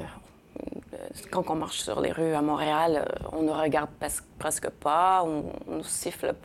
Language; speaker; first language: French; early bilingual, other home language; Spanish